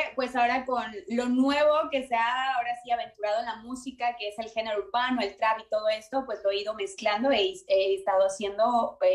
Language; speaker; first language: Spanish; native; Spanish